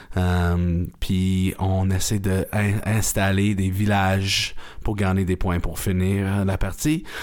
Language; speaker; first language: French; native; French